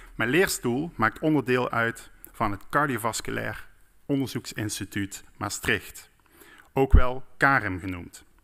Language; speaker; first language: Dutch; native; Dutch